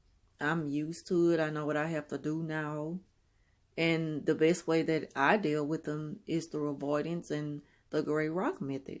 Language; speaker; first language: English; native; English